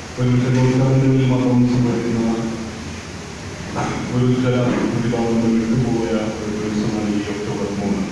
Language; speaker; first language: Malayalam; native; Malayalam